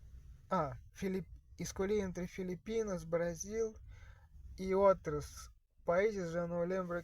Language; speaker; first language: Portuguese; non-native, fluent; Russian